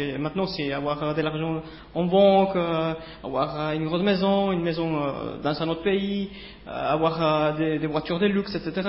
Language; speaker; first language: French; native; French